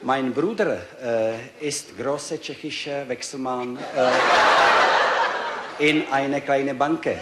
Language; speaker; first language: German; non-native, learner; Czech